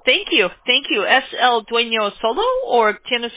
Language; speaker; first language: Spanish; non-native, learner; English